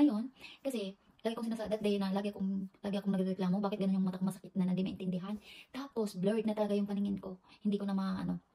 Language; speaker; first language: Filipino; native; Filipino